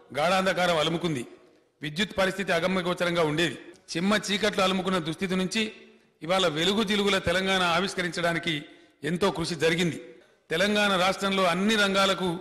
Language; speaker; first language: Telugu; native; Telugu